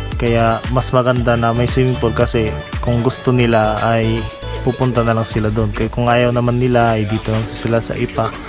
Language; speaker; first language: Filipino; non-native, local second language; Cebuano